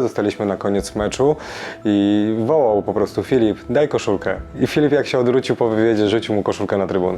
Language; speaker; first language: Polish; native; Polish